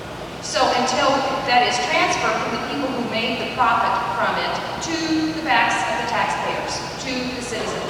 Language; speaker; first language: English; native; English